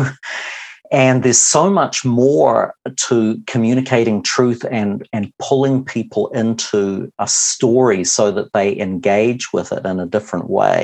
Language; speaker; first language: English; native; English